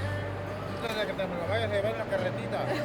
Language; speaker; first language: Spanish; native; Spanish